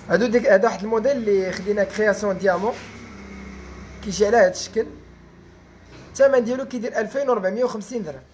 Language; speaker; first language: Arabic; native; Arabic